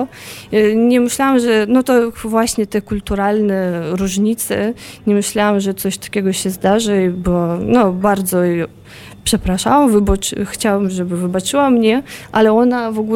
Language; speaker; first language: Polish; non-native, fluent; Russian